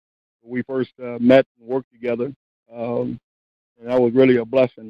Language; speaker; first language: English; native; English